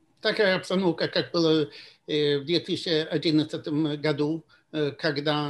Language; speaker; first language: Russian; non-native, fluent; Swedish